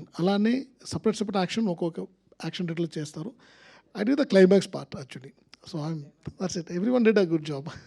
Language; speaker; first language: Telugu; non-native, learner; Tamil